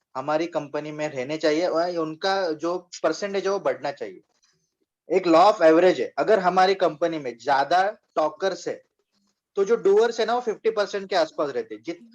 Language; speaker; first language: Hindi; non-native, local second language; Marathi